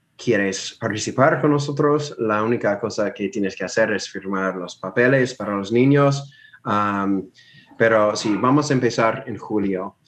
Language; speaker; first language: Spanish; non-native, fluent; English